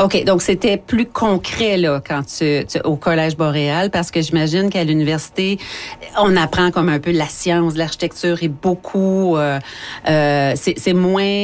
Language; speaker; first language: French; native; French